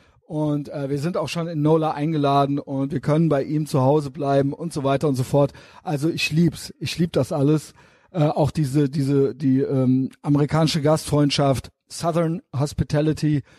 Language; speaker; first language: German; native; German